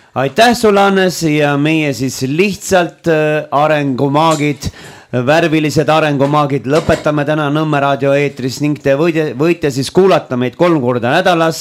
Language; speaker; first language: Estonian; native; Estonian